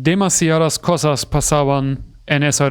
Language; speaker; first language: Spanish; non-native, fluent; German